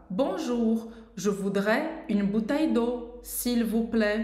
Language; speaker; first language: French; non-native, fluent; Portuguese